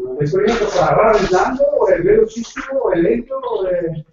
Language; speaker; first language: Italian; native; Italian